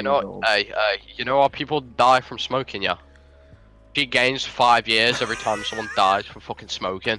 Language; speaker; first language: English; native; English